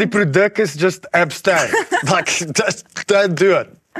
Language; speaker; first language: English; non-native, local second language; Afrikaans